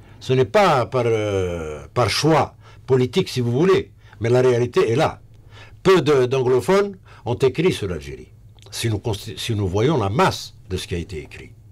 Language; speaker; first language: French; non-native, local second language; Arabic